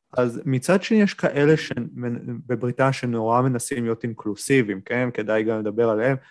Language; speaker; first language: Hebrew; native; Hebrew